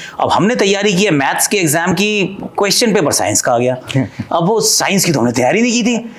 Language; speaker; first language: Hindi; native; Hindi